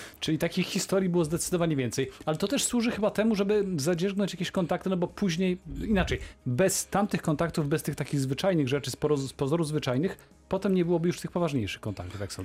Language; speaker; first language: Polish; native; Polish